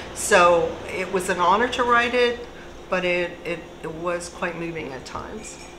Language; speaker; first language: English; native; English